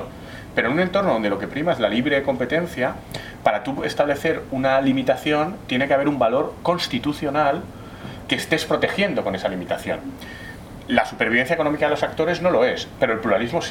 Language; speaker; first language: Spanish; native; Spanish